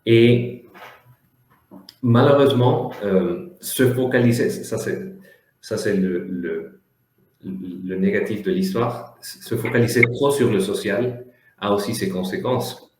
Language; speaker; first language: French; non-native, fluent; Spanish